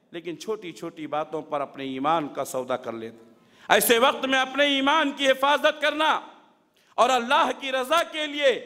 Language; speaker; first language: Urdu; native; Urdu